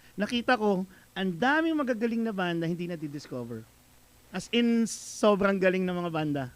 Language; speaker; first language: Filipino; native; Filipino